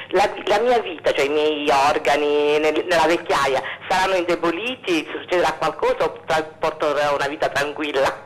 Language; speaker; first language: Italian; native; Italian